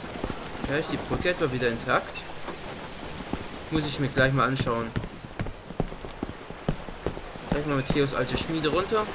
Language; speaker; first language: German; native; German